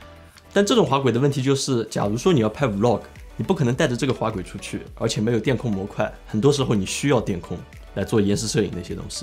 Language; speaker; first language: Chinese; native; Chinese